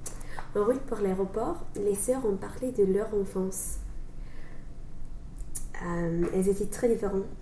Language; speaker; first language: French; non-native, learner; English